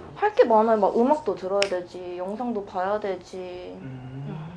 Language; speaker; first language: Korean; native; Korean